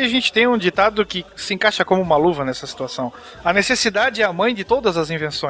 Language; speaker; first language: Portuguese; native; Portuguese